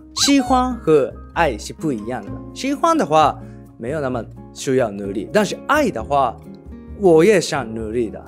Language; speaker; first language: Chinese; non-native, learner; Japanese